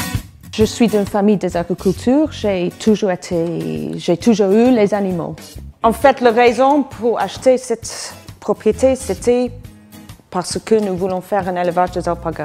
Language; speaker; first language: French; non-native, fluent; English